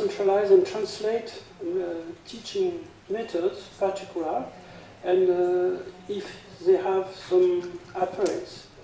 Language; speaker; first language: English; non-native, learner; French